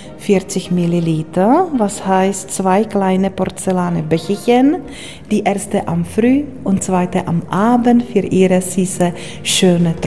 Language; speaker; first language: German; non-native, fluent; Czech